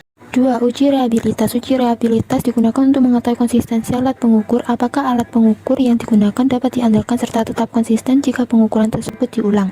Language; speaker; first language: Indonesian; native; Indonesian